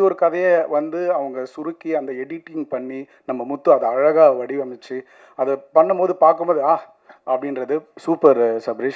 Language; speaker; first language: Tamil; native; Tamil